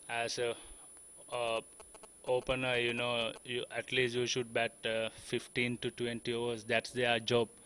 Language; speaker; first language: English; non-native, local second language; Sinhala